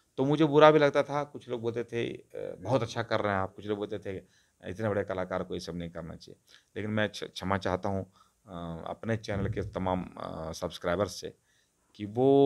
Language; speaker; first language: Hindi; non-native, local second language; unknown